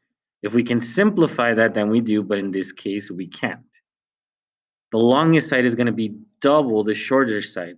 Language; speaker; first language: English; native; English